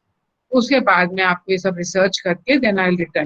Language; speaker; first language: Hindi; native; Hindi